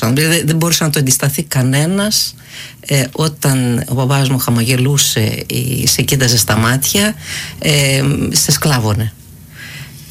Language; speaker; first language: Greek; non-native, fluent; Uzbek